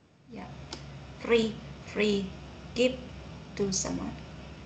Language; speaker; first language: English; non-native, learner; Vietnamese